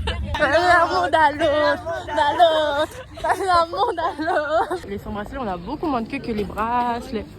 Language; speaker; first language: French; native; French